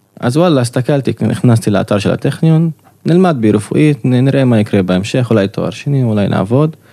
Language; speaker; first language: Hebrew; non-native, local second language; Arabic